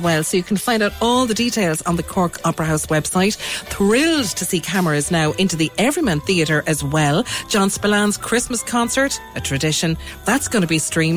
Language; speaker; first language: English; native; English